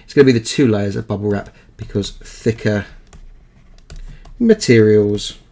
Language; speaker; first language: English; native; English